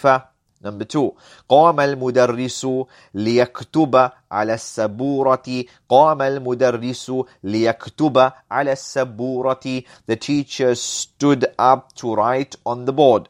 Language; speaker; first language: Arabic; non-native, fluent; English